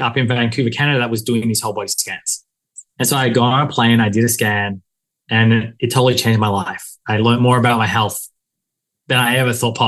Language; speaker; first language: English; native; English